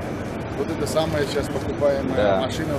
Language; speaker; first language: Russian; non-native, local second language; Uzbek